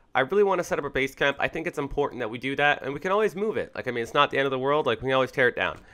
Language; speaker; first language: English; native; English